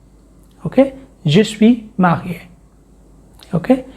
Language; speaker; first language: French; non-native, fluent; Hindi